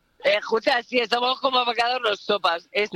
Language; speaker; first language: Spanish; native; Spanish